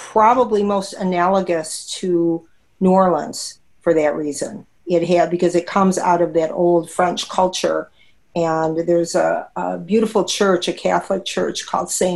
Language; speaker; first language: English; native; English